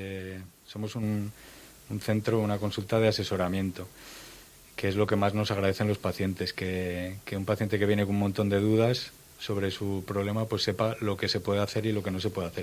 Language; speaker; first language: Spanish; native; Spanish